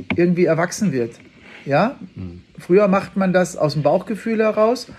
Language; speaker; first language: German; native; German